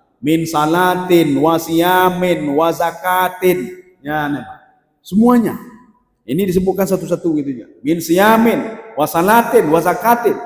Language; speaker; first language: Malay; non-native, local second language; Achinese